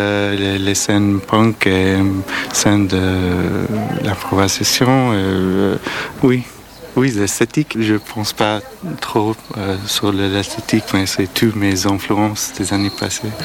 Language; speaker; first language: French; non-native, learner; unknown